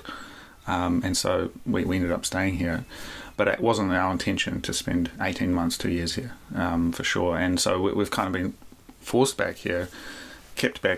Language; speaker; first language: English; native; English